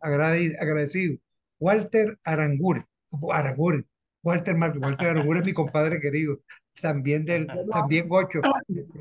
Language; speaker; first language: Spanish; native; Spanish